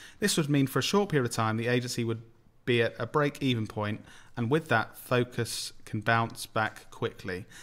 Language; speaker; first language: English; native; English